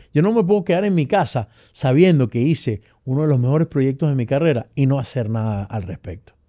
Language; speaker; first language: Spanish; native; Spanish